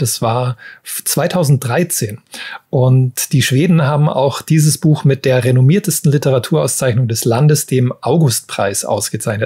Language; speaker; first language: German; native; German